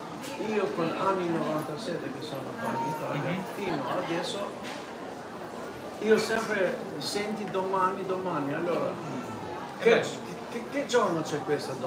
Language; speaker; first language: Italian; non-native, learner; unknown